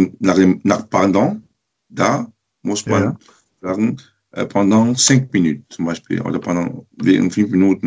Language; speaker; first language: German; non-native, learner; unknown